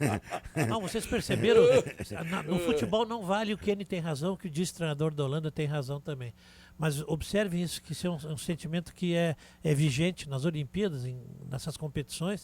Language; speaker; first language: Portuguese; native; Portuguese